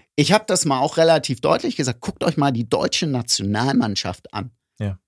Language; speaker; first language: German; early bilingual, other home language; Greek